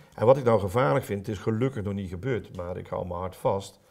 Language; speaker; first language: Dutch; native; Dutch